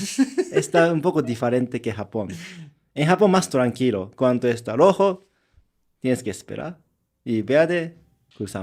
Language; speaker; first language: Spanish; non-native, learner; Japanese